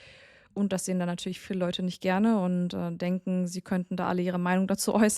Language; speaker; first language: German; native; German